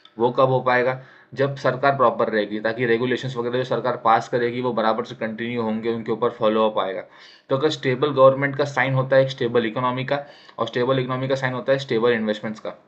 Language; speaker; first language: Hindi; native; Hindi